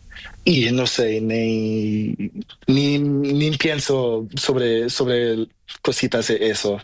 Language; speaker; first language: Spanish; non-native, learner; Portuguese